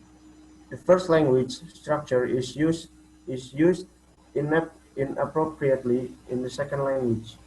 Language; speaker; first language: English; non-native, learner; Indonesian